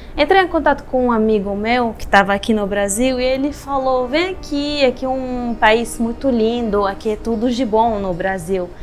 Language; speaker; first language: Portuguese; non-native, fluent; Arabic